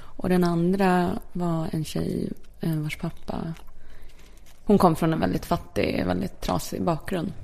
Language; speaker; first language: Swedish; early bilingual, other home language; Polish